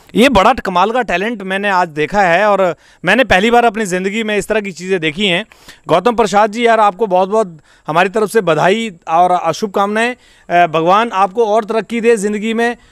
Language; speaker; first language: Hindi; native; Hindi